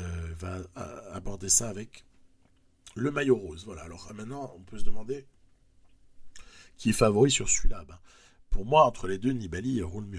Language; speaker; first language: French; native; French